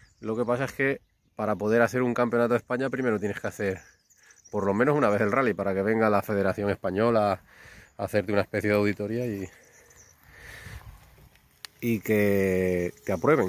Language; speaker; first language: Spanish; native; Spanish